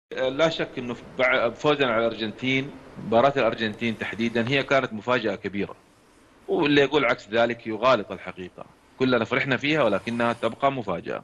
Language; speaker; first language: Arabic; native; Arabic